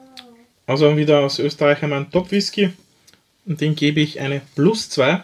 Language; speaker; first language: German; native; German